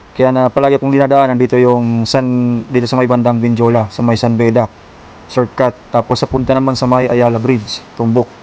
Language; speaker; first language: Filipino; non-native, local second language; Waray